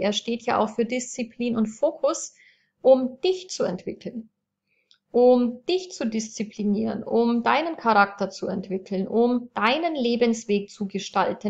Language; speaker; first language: German; native; German